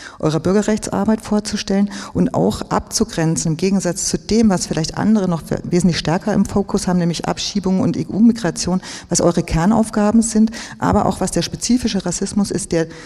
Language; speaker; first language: German; native; German